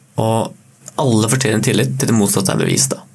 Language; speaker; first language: Norwegian; native; Norwegian